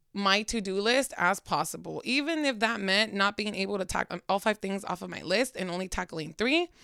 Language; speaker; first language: English; early bilingual, other home language; Spanish